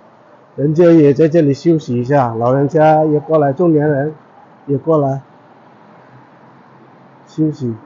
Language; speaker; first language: Chinese; non-native, fluent; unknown